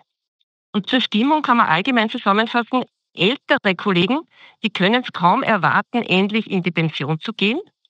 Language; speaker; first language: German; native; German